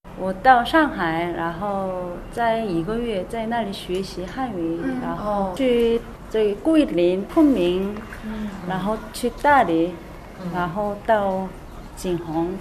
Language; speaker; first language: Chinese; non-native, learner; Korean